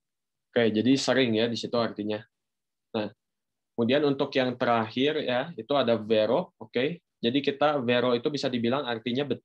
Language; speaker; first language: Indonesian; native; Indonesian